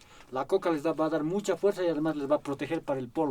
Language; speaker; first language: Spanish; native; Spanish